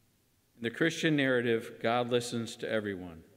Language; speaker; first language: English; native; English